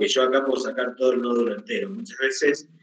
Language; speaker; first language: Spanish; native; Spanish